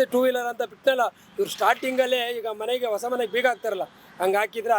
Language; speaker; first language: Kannada; native; Kannada